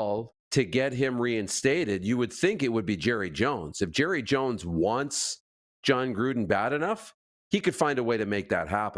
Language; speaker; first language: English; native; English